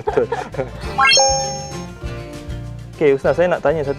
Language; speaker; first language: Malay; native; Malay